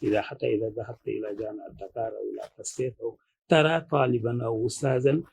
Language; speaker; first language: Arabic; non-native, fluent; Wolof